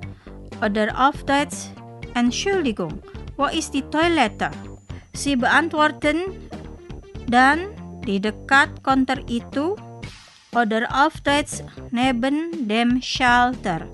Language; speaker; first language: German; non-native, fluent; Indonesian